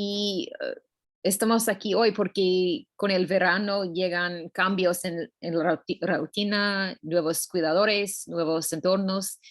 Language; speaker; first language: Spanish; non-native, learner; English